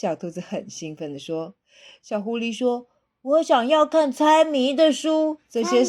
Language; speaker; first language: Chinese; native; Chinese